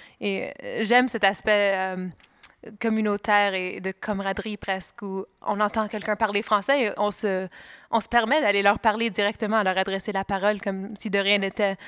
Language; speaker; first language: French; native; French